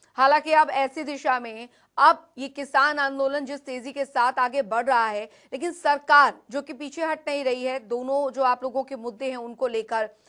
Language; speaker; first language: Hindi; native; Hindi